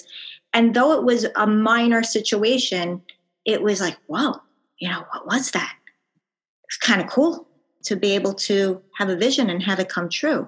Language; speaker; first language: English; native; English